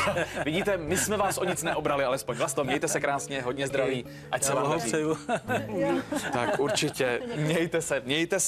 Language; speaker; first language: Czech; native; Czech